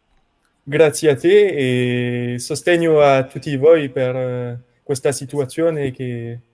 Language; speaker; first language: Italian; non-native, learner; French